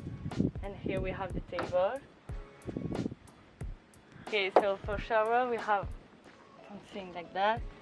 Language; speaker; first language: English; non-native, learner; French